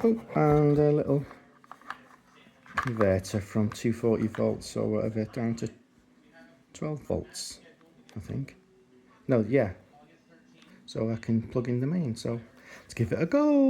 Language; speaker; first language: English; native; English